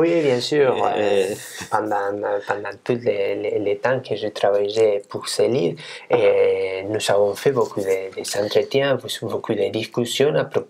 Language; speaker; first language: French; non-native, fluent; Spanish